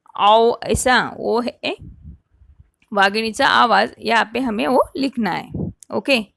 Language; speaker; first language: Hindi; non-native, local second language; Marathi